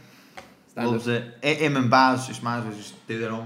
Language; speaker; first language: English; native; English